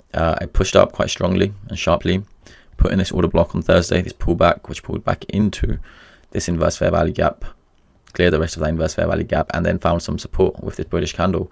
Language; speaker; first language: English; native; English